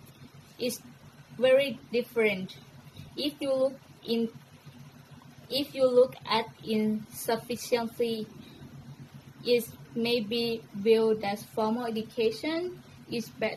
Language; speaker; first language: English; non-native, learner; Thai